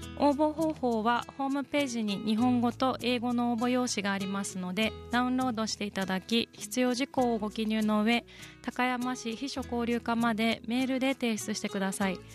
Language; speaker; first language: Japanese; native; Japanese